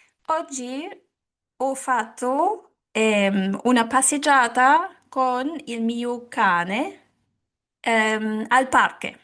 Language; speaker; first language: Italian; non-native, learner; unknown